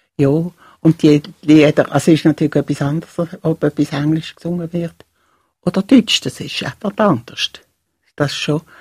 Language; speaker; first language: German; native; German